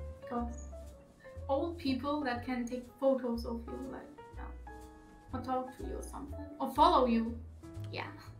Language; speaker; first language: English; non-native, fluent; Russian